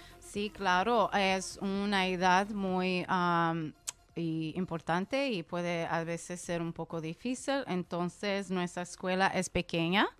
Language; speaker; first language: Spanish; early bilingual, heritage; Spanish